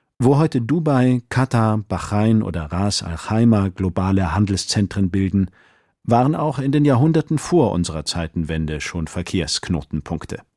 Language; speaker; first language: German; native; German